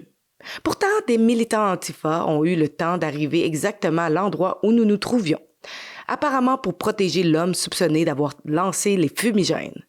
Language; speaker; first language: French; native; French